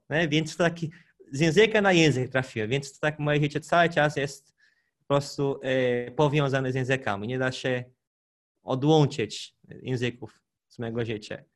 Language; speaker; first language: Polish; non-native, fluent; Portuguese